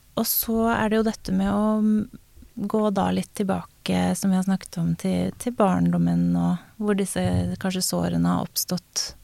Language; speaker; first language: Norwegian; native; Norwegian